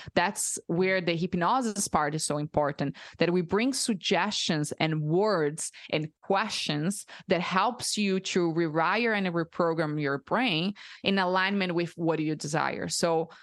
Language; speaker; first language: English; non-native, fluent; Portuguese